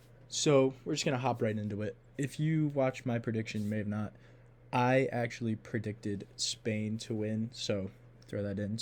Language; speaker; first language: English; native; English